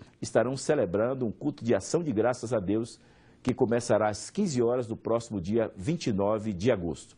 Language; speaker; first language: Portuguese; native; Portuguese